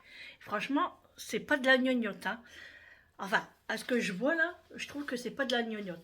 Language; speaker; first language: French; native; French